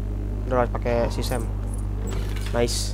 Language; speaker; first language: Indonesian; native; Indonesian